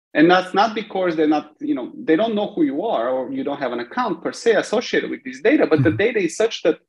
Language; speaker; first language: English; non-native, fluent; Bulgarian